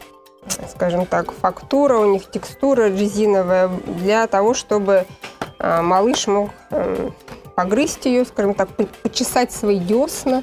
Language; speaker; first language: Russian; native; Russian